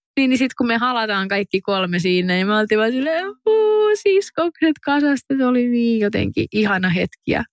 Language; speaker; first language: Finnish; native; Finnish